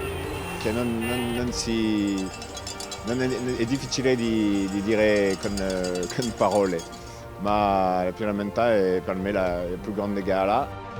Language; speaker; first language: Italian; non-native, learner; French